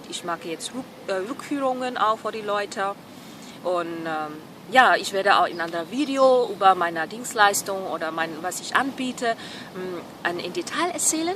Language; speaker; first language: German; non-native, fluent; Burmese